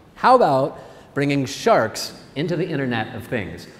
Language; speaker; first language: English; native; English